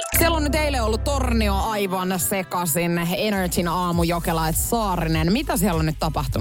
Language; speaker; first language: Finnish; native; Finnish